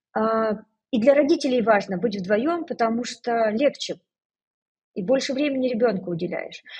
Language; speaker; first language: Russian; native; Russian